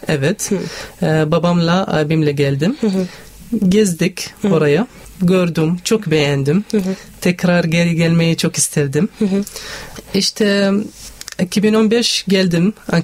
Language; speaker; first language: Turkish; non-native, fluent; Arabic